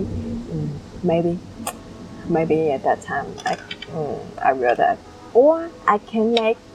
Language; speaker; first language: English; non-native, learner; Vietnamese